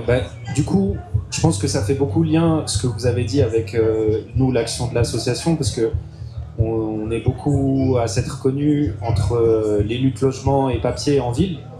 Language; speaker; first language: French; native; French